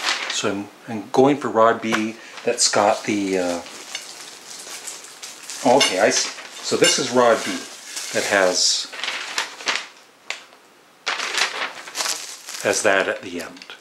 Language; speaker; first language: English; native; English